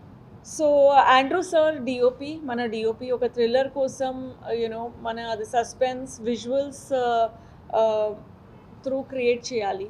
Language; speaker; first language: Telugu; non-native, learner; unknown